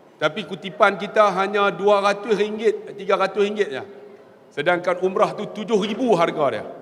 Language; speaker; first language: Malay; native; Malay